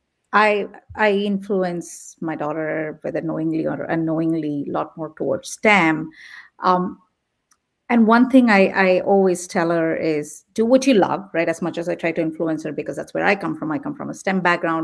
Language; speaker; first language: English; non-native, local second language; Tamil